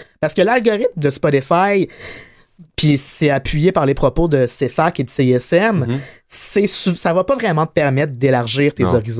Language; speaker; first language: French; native; French